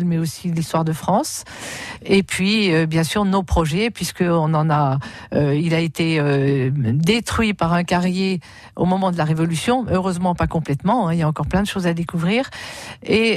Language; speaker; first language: French; native; French